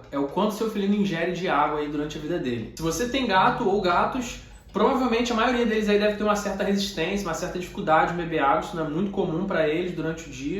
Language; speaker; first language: Portuguese; native; Portuguese